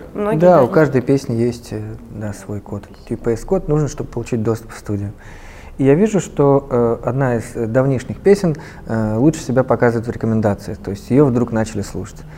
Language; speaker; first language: Russian; native; Russian